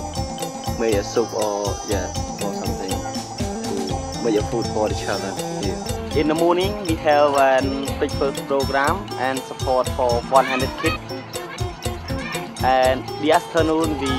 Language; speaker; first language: English; non-native, learner; Khmer